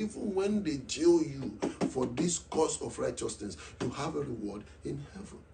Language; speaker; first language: English; non-native, local second language; Yoruba